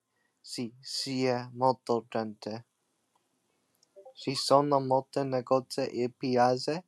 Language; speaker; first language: Italian; non-native, learner; English